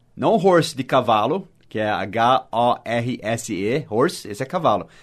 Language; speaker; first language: Portuguese; non-native, fluent; English